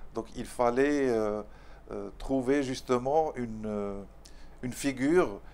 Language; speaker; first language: French; non-native, local second language; Arabic